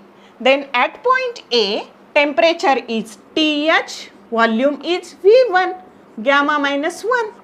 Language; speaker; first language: English; non-native, local second language; Marathi